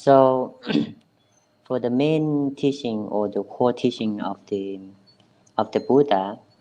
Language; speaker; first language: English; non-native, fluent; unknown